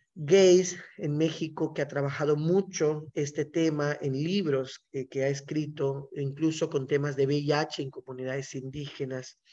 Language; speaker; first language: Spanish; non-native, local second language; Zapotec